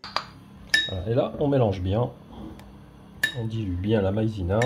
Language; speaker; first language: French; native; French